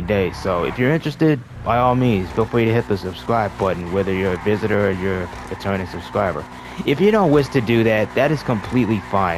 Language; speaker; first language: English; native; English